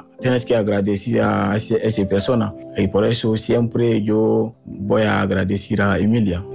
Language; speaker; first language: Spanish; non-native, learner; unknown